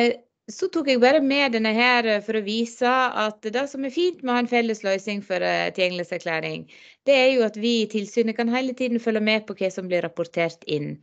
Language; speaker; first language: Norwegian; native; Norwegian